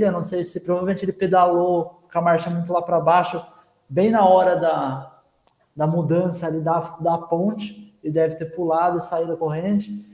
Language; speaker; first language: Portuguese; native; Portuguese